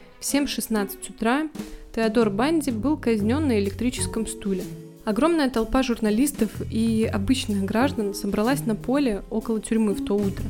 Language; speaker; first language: Russian; native; Russian